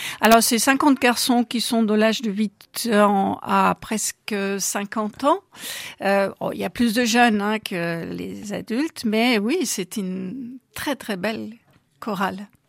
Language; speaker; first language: French; non-native, fluent; German